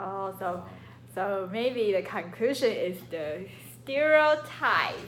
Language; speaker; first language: English; non-native, learner; Chinese